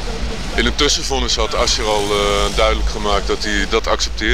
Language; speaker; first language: Dutch; native; Dutch